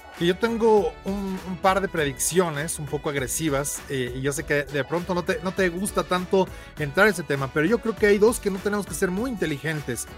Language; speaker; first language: Spanish; native; Spanish